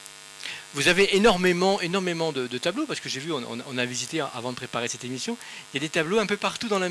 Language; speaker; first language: French; native; French